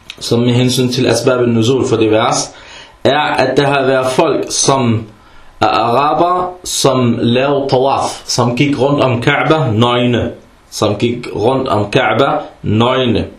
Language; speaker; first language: Danish; early bilingual, other home language; Arabic